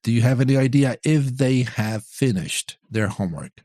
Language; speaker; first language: English; non-native, fluent; Polish